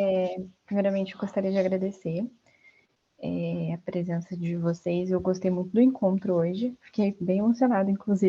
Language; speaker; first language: Portuguese; native; Portuguese